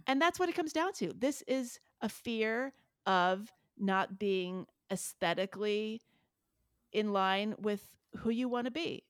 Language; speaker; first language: English; native; English